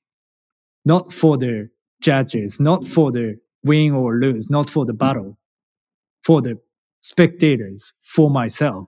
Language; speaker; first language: English; non-native, learner; Japanese